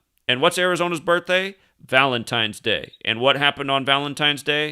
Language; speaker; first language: English; native; English